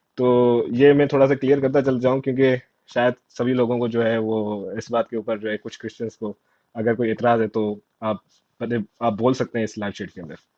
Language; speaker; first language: Urdu; non-native, local second language; Sindhi